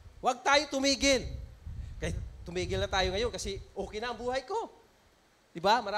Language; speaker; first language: Filipino; non-native, local second language; Cebuano